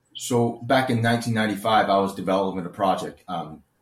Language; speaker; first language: English; early bilingual, other home language; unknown